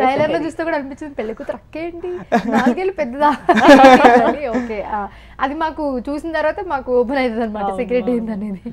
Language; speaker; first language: Telugu; native; Telugu